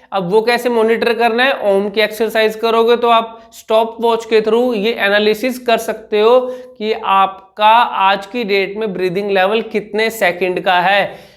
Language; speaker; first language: Hindi; native; Hindi